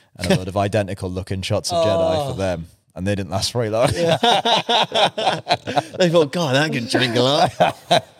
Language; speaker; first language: English; native; English